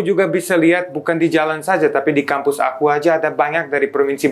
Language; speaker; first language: Indonesian; non-native, fluent; Serbian